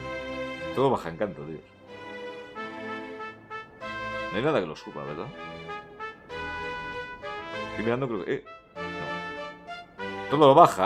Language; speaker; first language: Spanish; native; Spanish